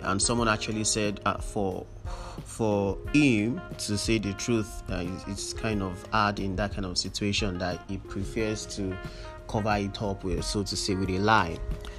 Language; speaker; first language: English; non-native, local second language; Yoruba